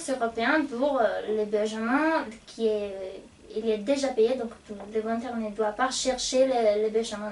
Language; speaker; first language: French; non-native, fluent; Italian